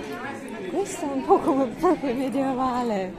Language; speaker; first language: Italian; non-native, learner; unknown